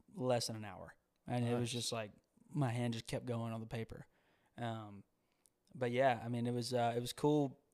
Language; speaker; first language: English; native; English